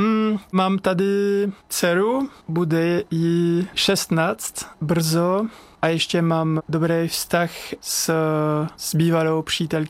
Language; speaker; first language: Czech; non-native, fluent; French